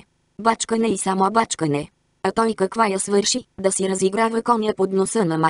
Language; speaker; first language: Bulgarian; native; Bulgarian